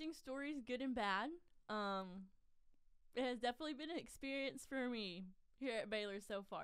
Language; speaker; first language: English; native; English